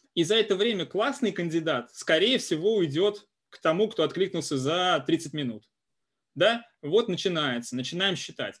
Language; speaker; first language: Russian; native; Russian